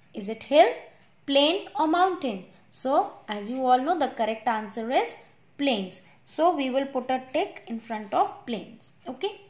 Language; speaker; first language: Hindi; native; Hindi